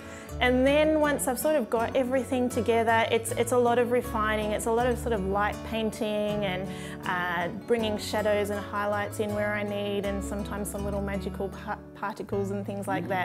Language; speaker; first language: English; native; English